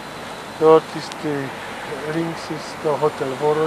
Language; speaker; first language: German; non-native, learner; Czech